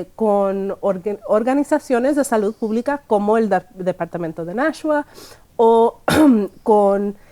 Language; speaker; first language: Spanish; early bilingual, heritage; Spanish